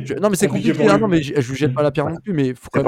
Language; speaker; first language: French; native; French